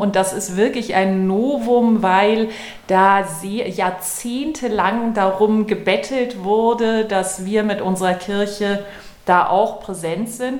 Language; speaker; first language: German; native; German